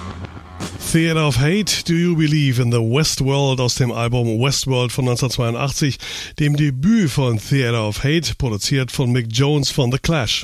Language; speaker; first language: German; native; German